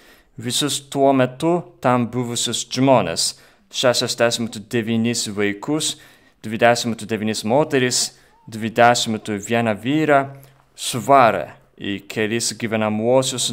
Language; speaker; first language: Lithuanian; non-native, fluent; Japanese